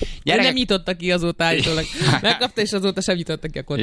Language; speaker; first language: Hungarian; native; Hungarian